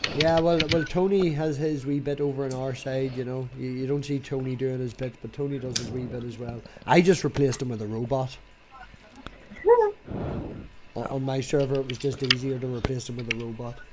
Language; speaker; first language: English; native; English